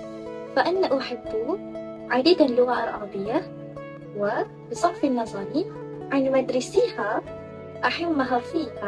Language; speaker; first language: Arabic; non-native, learner; Malay